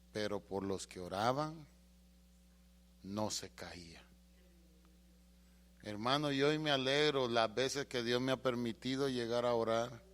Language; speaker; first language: Spanish; native; Spanish